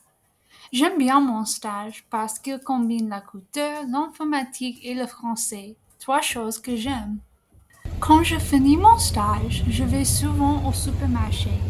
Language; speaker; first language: French; non-native, fluent; English